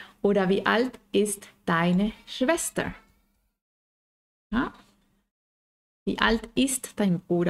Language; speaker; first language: German; non-native, fluent; Spanish